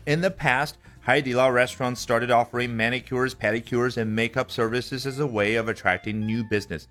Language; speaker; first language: English; non-native, fluent; Chinese